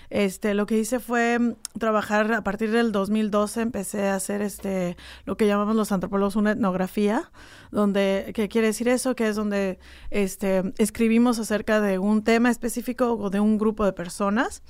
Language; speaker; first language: Spanish; native; Spanish